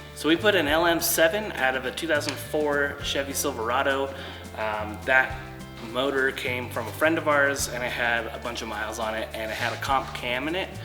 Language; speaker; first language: English; native; English